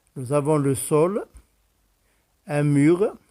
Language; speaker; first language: French; non-native, local second language; Arabic